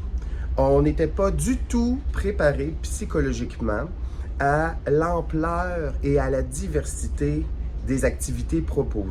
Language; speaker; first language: French; native; French